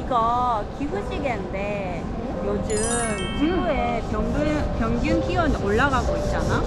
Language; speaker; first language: Korean; non-native, fluent; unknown